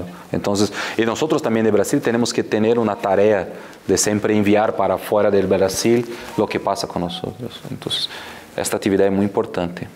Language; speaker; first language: Spanish; non-native, fluent; Portuguese